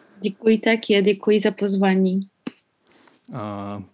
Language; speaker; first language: Czech; non-native, learner; Polish